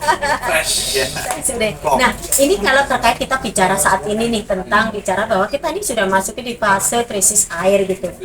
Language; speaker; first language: Indonesian; native; Indonesian